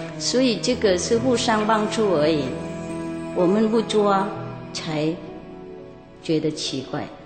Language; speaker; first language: Chinese; non-native, fluent; Vietnamese